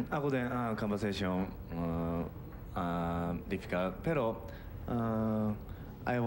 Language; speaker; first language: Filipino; non-native, learner; Japanese